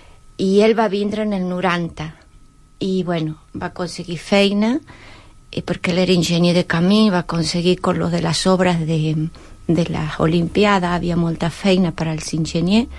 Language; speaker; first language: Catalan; non-native, learner; Spanish